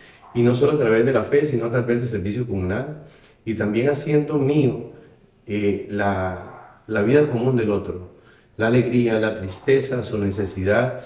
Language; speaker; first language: Spanish; native; Spanish